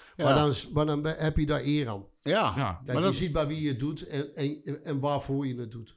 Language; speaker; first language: Dutch; native; Dutch